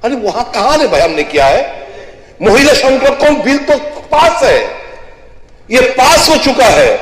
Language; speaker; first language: Hindi; non-native, local second language; Bangla